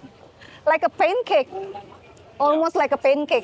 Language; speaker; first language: English; non-native, fluent; Indonesian